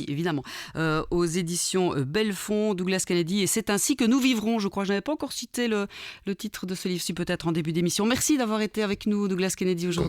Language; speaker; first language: French; native; French